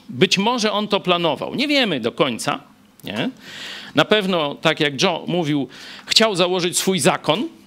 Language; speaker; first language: Polish; native; Polish